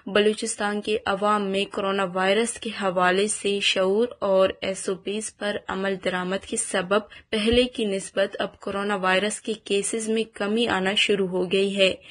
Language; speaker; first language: Urdu; non-native, local second language; Baluchi